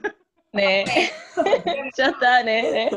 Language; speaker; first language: Korean; non-native, learner; Spanish